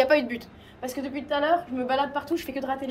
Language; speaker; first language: French; native; French